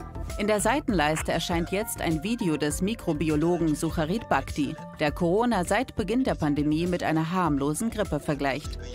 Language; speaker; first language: German; native; German